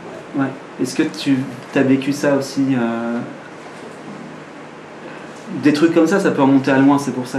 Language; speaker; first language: French; native; French